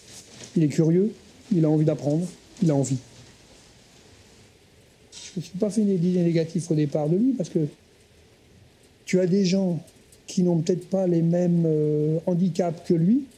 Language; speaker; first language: French; native; French